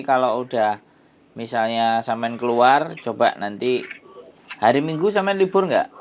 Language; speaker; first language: Indonesian; non-native, local second language; Javanese